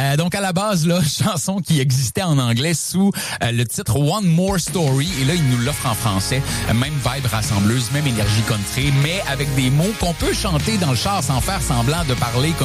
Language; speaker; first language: French; native; French